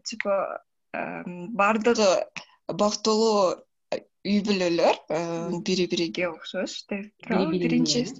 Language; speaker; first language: Kyrgyz; non-native, local second language; Russian